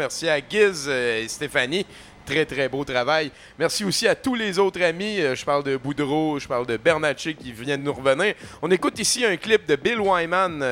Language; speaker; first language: French; native; French